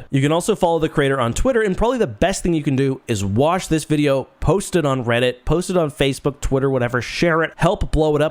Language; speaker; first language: English; native; English